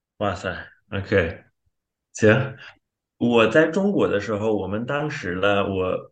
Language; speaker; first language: Chinese; non-native, fluent; Xhosa